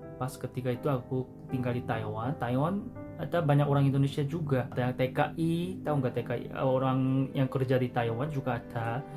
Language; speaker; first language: Indonesian; non-native, fluent; Korean